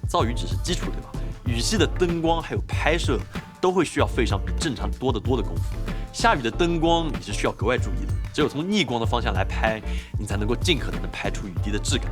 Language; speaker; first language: Chinese; native; Chinese